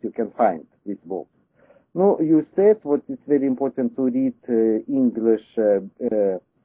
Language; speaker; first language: English; non-native, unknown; Russian